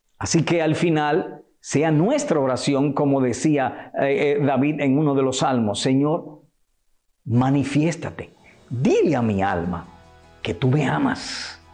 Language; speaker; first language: Spanish; native; Spanish